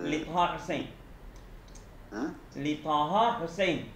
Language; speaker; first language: Arabic; non-native, fluent; Turkish